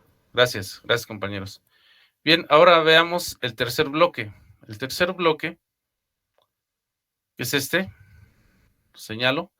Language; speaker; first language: Spanish; native; Spanish